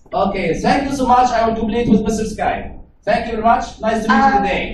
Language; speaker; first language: English; non-native, learner; Arabic